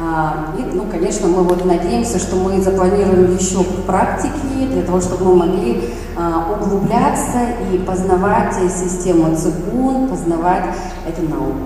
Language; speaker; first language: Russian; native; Russian